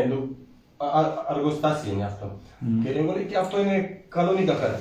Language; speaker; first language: Greek; non-native, learner; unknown